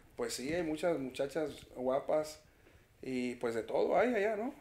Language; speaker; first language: Spanish; native; Spanish